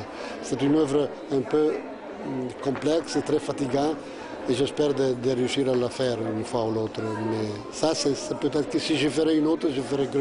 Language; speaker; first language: French; non-native, fluent; Italian